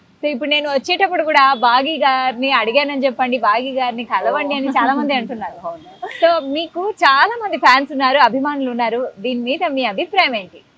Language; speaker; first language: Telugu; native; Telugu